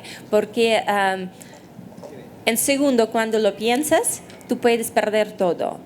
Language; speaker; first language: Spanish; non-native, fluent; Russian